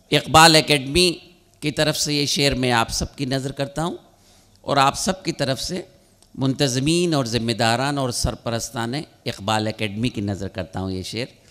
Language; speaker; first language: Urdu; native; Urdu